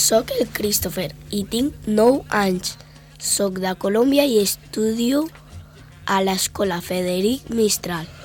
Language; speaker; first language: Catalan; early bilingual, other home language; Spanish